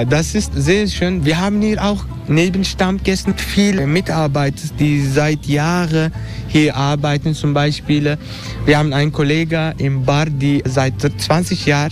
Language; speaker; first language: German; non-native, learner; Turkish